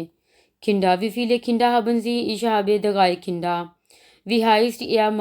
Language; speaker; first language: German; non-native, learner; Urdu